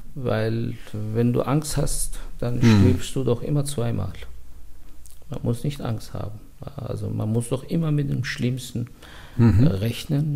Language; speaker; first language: German; non-native, fluent; Persian